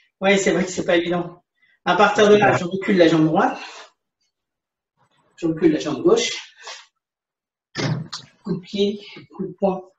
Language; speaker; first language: French; native; French